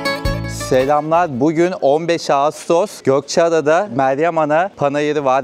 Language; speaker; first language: Turkish; native; Turkish